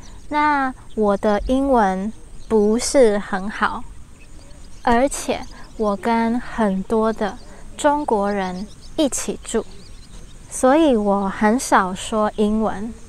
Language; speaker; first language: Chinese; non-native, learner; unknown